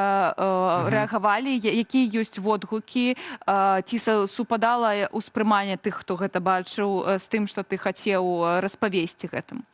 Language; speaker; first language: Belarusian; native; Belarusian